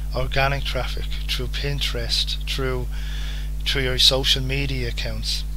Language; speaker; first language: English; native; English